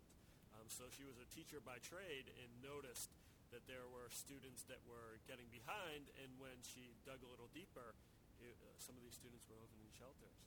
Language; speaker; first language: English; native; English